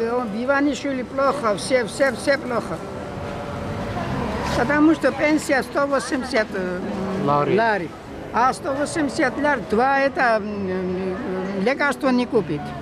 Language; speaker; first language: Russian; non-native, learner; Georgian